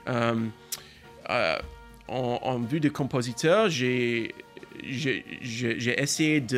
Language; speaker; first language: French; non-native, learner; English